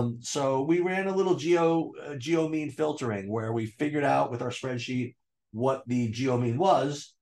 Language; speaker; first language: English; native; English